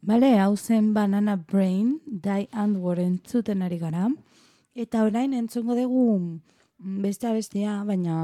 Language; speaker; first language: Basque; non-native, learner; Spanish